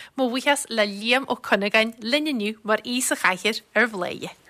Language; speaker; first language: Irish; native; Irish